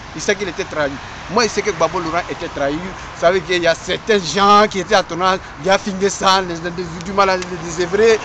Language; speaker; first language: French; non-native, local second language; Dyula